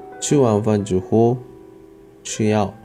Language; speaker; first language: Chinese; non-native, learner; Korean